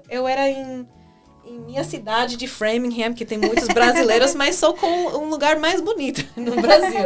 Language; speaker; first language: Portuguese; non-native, fluent; English